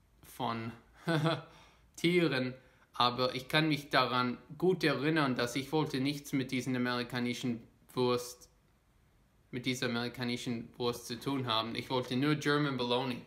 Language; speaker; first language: German; non-native, fluent; English